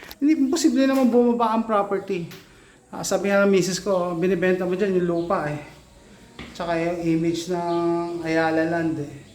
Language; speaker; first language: Filipino; native; Filipino